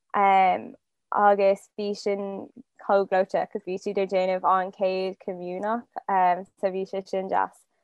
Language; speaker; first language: Irish; non-native, local second language; English